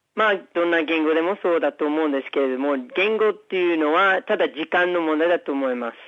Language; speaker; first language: Japanese; non-native, fluent; English